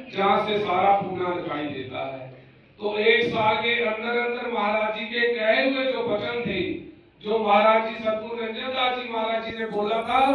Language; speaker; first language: Hindi; non-native, local second language; Punjabi